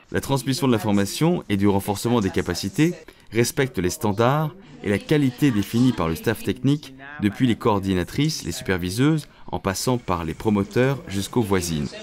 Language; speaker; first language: French; non-native, local second language; Haitian Creole